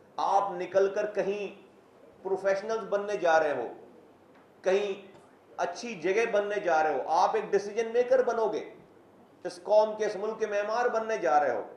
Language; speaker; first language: Urdu; native; Urdu